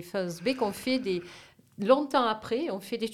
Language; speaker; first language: French; native; French